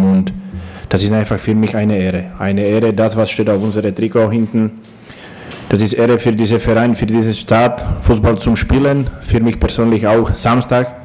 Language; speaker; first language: German; non-native, learner; Slovak